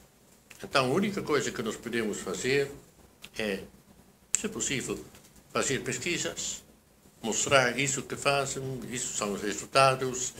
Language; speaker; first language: Portuguese; non-native, fluent; Dutch